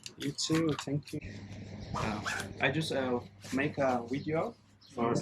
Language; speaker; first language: English; non-native, learner; Turkish